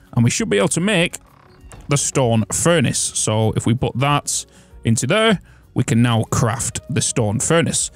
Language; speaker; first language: English; native; English